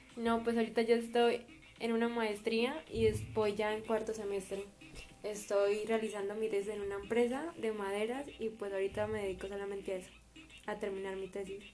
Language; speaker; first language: Spanish; native; Spanish